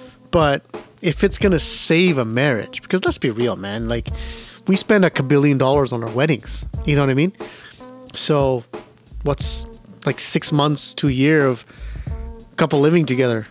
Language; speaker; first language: English; early bilingual, other home language; Punjabi